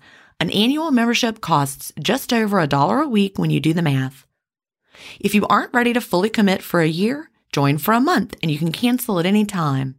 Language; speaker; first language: English; native; English